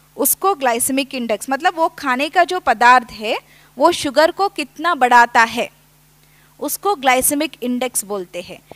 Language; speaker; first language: Hindi; non-native, local second language; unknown